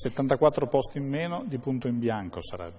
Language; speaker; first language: Italian; native; Italian